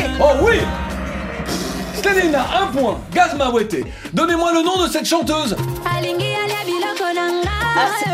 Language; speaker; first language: French; native; French